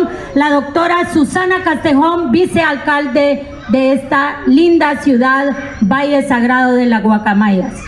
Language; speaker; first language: Spanish; native; Spanish